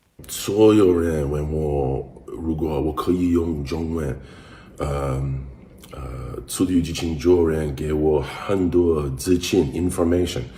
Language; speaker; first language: Chinese; non-native, learner; English